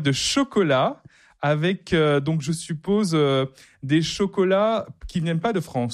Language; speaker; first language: French; native; French